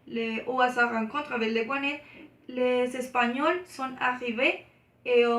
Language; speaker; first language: French; non-native, learner; Spanish